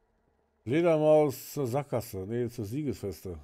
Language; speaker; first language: German; native; German